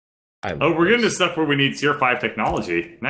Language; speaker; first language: English; native; English